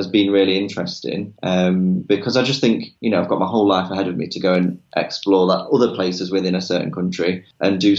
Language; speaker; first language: English; native; English